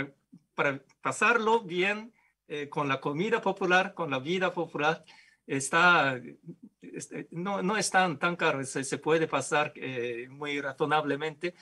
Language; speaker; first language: Spanish; non-native, fluent; Japanese